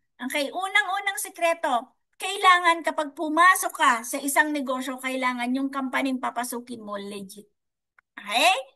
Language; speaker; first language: Filipino; non-native, local second language; Iloko